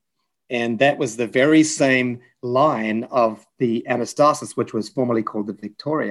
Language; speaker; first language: English; native; English